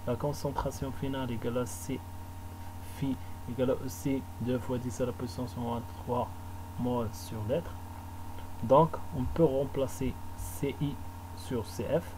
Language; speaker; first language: French; non-native, local second language; Arabic